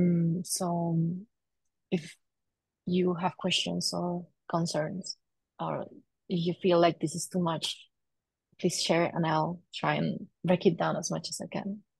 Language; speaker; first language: English; non-native, fluent; Spanish